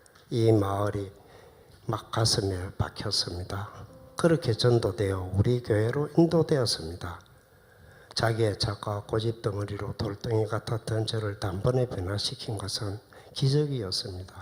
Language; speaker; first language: Korean; native; Korean